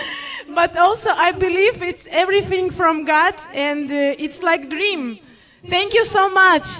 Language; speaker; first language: English; non-native, learner; Russian